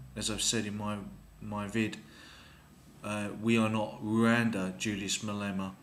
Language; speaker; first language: English; native; English